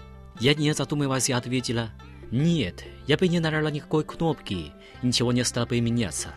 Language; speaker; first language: Russian; non-native, fluent; Chinese